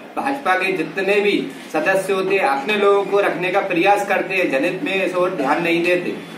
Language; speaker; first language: Hindi; native; Hindi